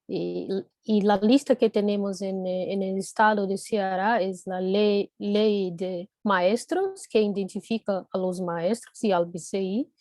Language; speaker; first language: Spanish; non-native, fluent; Portuguese